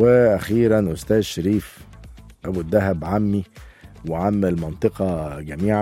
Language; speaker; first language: Arabic; native; Arabic